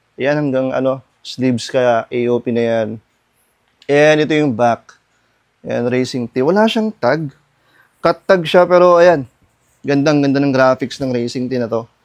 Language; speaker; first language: Filipino; non-native, local second language; Iloko